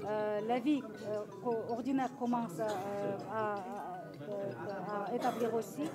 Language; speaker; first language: French; non-native, fluent; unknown